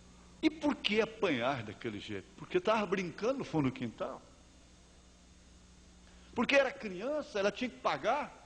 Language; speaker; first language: Portuguese; native; Portuguese